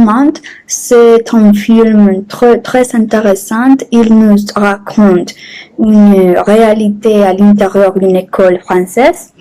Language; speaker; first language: French; non-native, learner; Spanish